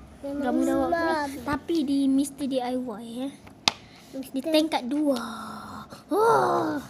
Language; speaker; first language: Indonesian; non-native, learner; Malay